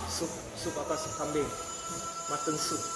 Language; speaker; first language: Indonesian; non-native, learner; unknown